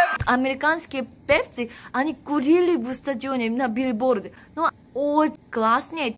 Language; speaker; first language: Russian; non-native, fluent; Korean